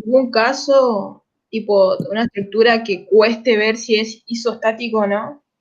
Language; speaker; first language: Spanish; native; Spanish